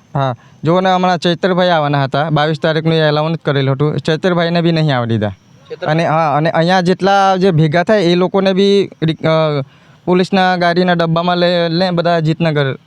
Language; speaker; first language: Gujarati; non-native, local second language; Bhili